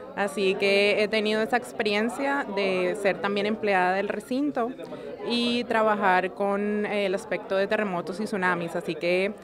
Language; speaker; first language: Spanish; native; Spanish